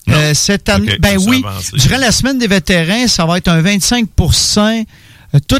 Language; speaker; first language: French; native; French